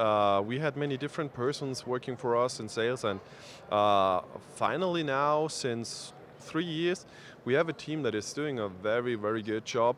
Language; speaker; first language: English; non-native, fluent; German